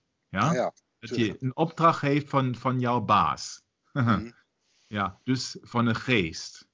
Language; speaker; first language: Dutch; non-native, learner; German